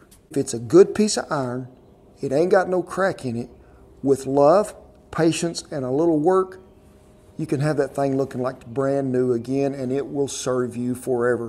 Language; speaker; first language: English; native; English